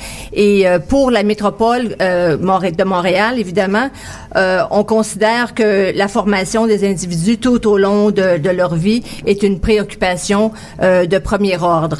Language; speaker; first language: French; native; French